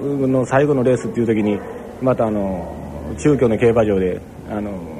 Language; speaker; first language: Japanese; native; Japanese